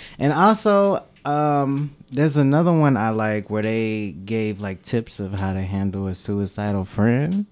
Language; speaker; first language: English; native; English